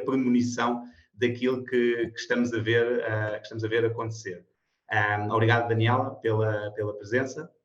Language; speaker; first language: Portuguese; native; Portuguese